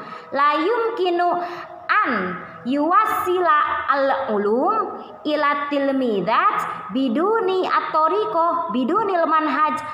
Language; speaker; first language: Arabic; non-native, learner; Indonesian